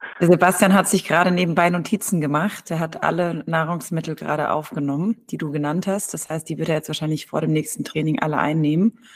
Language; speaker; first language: German; native; German